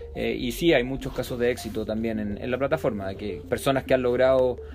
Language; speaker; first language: Spanish; native; Spanish